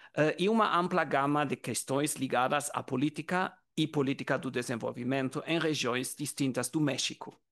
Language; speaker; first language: Portuguese; non-native, learner; German